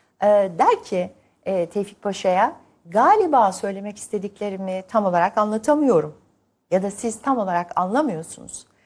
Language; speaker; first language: Turkish; native; Turkish